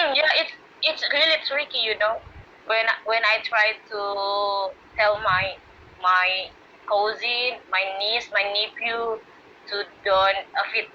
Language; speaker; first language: English; non-native, learner; Indonesian